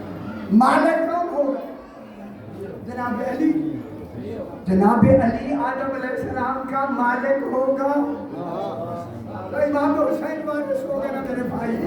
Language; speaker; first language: Urdu; native; Urdu